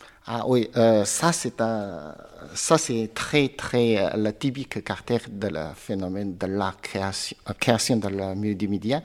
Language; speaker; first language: French; non-native, learner; Chinese